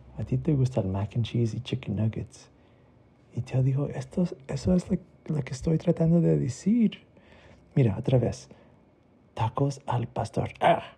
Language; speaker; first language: Spanish; early bilingual, heritage; Spanish